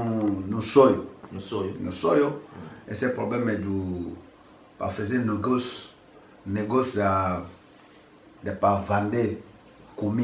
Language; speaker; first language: Portuguese; non-native, learner; Lingala